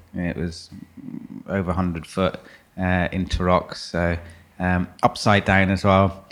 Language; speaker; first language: English; early bilingual, other home language; German